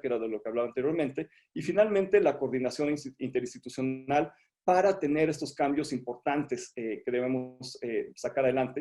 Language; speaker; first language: Spanish; native; Spanish